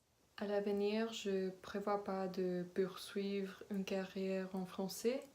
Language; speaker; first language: French; non-native, learner; Spanish